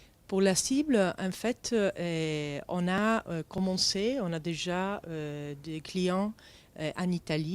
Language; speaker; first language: French; non-native, fluent; Italian